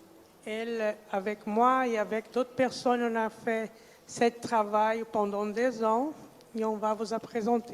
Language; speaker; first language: French; non-native, fluent; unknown